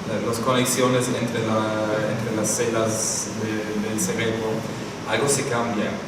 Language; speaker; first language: Spanish; non-native, fluent; German